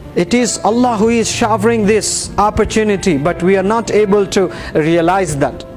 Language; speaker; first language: English; non-native, local second language; Urdu